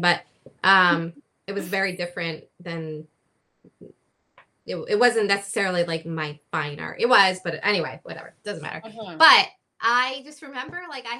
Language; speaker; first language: English; native; English